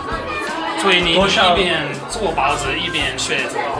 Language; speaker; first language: Chinese; non-native, learner; English